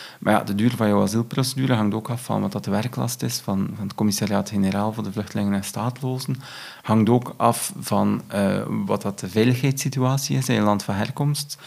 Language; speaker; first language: Dutch; native; Dutch